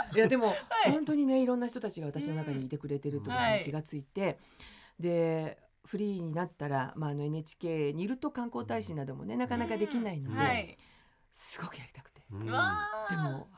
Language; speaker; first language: Japanese; native; Japanese